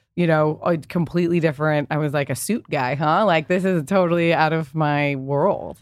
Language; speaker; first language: English; early bilingual, other home language; Italian